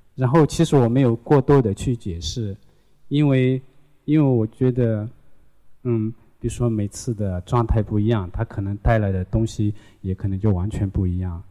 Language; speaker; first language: Chinese; non-native, local second language; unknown